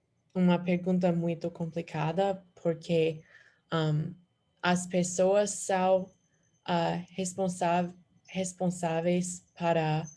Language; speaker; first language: Portuguese; non-native, learner; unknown